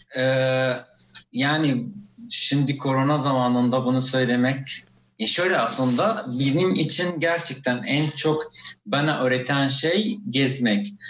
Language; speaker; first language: Turkish; non-native, fluent; Arabic